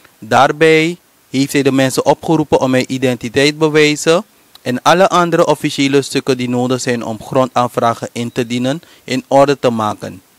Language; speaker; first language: Dutch; native; Dutch